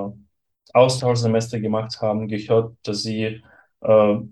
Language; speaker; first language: German; non-native, fluent; Russian